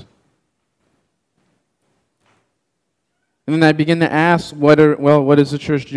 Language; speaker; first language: English; non-native, fluent; Haitian Creole